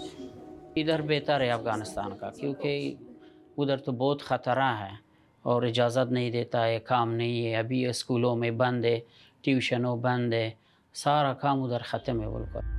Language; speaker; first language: Hindi; non-native, learner; Persian